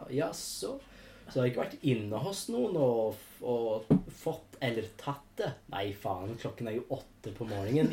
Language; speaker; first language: Norwegian; non-native, fluent; English